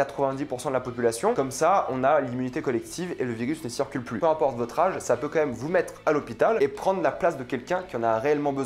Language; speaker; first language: French; native; French